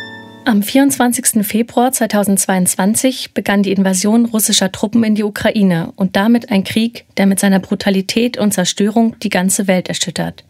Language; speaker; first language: German; native; German